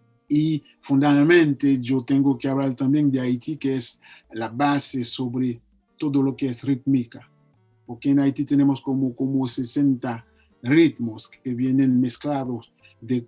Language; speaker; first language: Spanish; non-native, fluent; Haitian Creole